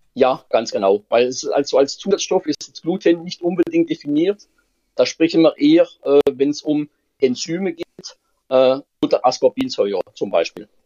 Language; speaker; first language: German; non-native, fluent; French